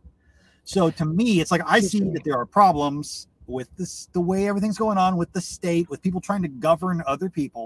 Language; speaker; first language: English; native; English